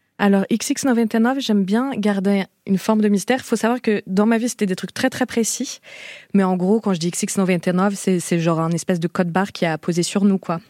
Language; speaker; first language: French; early bilingual, other home language; Portuguese